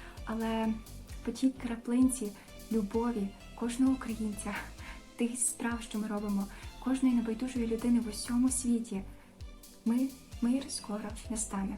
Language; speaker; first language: Ukrainian; native; Ukrainian